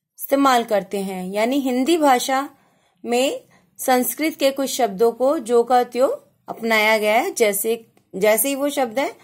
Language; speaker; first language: Hindi; native; Hindi